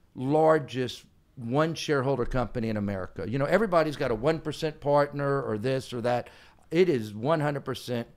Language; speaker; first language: English; native; English